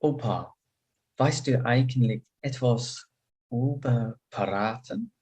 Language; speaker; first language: German; non-native, learner; English